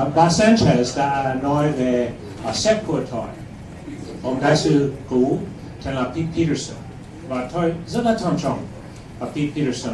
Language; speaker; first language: Vietnamese; non-native, fluent; English